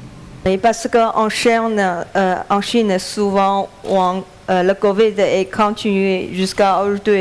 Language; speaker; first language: French; non-native, learner; Chinese